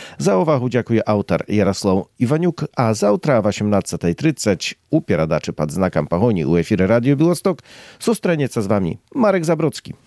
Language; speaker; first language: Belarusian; native; Belarusian